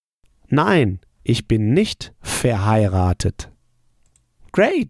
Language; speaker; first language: German; non-native, fluent; English